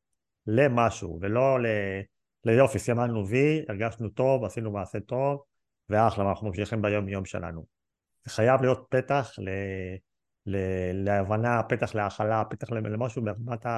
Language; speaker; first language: Hebrew; native; Hebrew